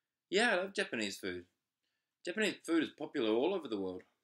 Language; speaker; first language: English; native; English